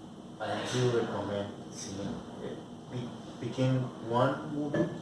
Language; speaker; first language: English; non-native, learner; Spanish